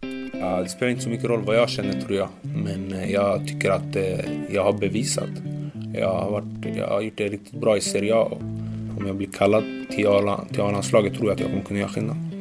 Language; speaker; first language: Swedish; early bilingual, other home language; Macedonian